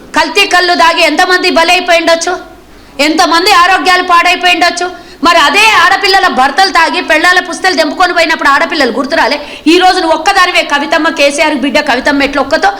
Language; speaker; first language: Telugu; native; Telugu